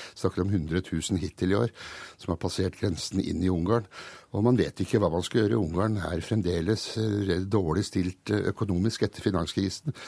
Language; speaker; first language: Norwegian; early bilingual, other home language; Hungarian